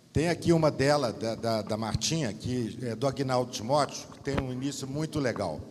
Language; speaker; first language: Portuguese; native; Portuguese